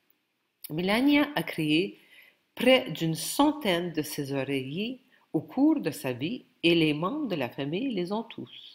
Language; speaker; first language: French; non-native, local second language; Ukrainian